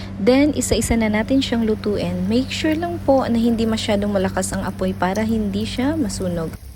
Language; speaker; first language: Filipino; non-native, local second language; Bikol